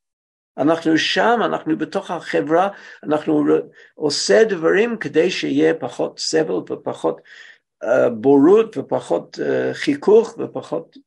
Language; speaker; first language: Hebrew; non-native, fluent; English